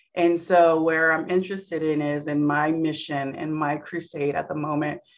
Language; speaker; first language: English; native; English